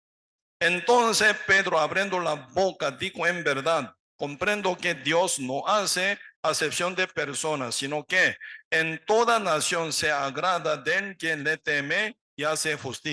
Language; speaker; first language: Spanish; non-native, learner; Korean